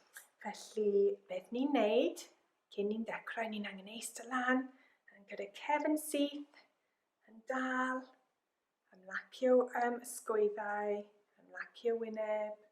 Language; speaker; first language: Welsh; non-native, local second language; English